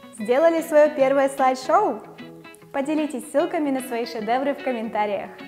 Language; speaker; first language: Russian; native; Russian